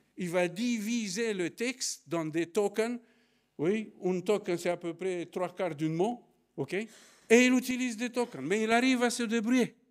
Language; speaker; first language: French; non-native, fluent; Romanian